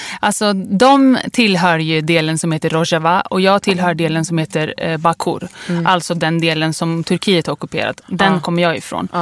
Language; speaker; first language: Swedish; early bilingual, other home language; Kurdish